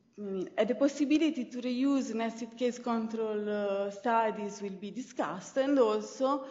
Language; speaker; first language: English; non-native, fluent; Italian